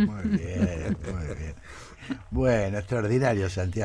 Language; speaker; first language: Spanish; native; Spanish